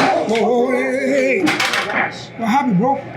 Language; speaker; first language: English; non-native, learner; Spanish